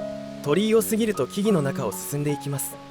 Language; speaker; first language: Japanese; native; Japanese